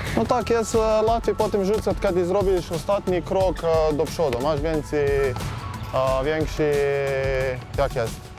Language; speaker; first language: Polish; non-native, learner; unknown